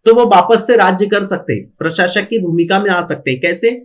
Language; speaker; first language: Hindi; non-native, local second language; Marathi